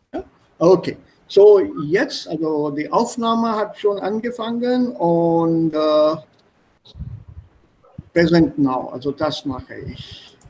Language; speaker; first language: German; non-native, fluent; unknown